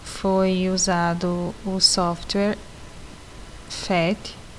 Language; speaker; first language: Portuguese; native; Portuguese